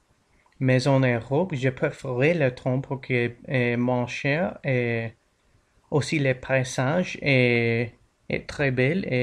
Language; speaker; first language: French; non-native, learner; English